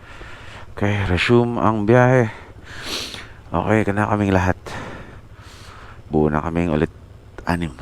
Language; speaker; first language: Filipino; native; Filipino